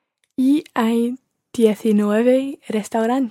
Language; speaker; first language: Spanish; non-native, learner; English